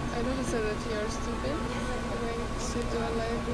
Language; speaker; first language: English; non-native, learner; Romanian